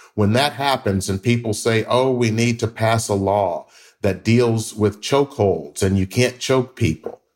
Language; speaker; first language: English; native; English